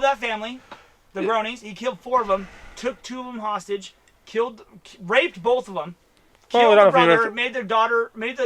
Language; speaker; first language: English; native; English